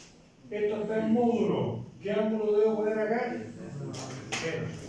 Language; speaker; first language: Spanish; native; Spanish